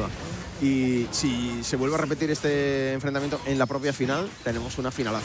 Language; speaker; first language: Spanish; native; Spanish